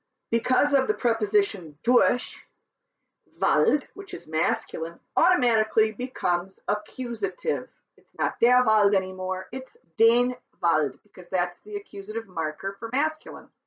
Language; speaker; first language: English; native; English